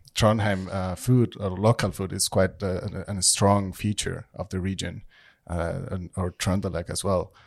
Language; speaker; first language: English; non-native, fluent; Spanish